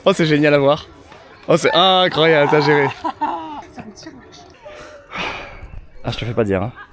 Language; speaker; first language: French; native; French